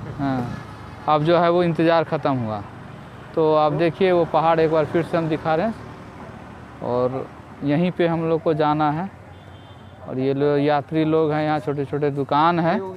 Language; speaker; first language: Hindi; native; Hindi